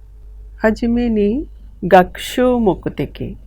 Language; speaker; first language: Japanese; non-native, fluent; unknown